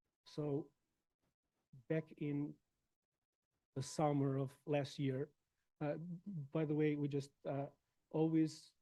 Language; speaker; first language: English; non-native, fluent; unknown